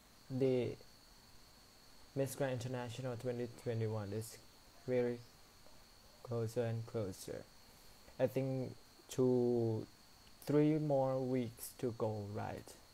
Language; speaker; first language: English; non-native, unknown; Thai